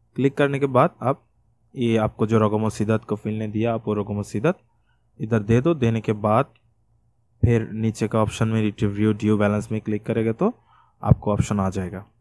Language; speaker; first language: Hindi; non-native, fluent; Bangla